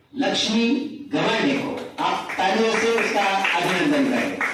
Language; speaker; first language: Hindi; non-native, local second language; Marathi